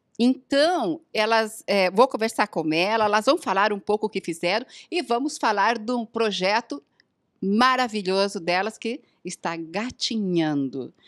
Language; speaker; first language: Portuguese; native; Portuguese